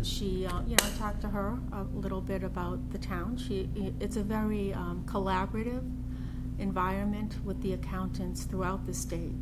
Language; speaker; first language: English; native; English